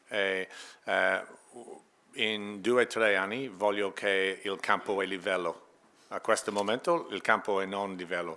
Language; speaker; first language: Italian; non-native, learner; English